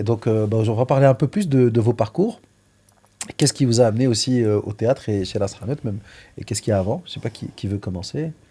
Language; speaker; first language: French; early bilingual, other home language; Arabic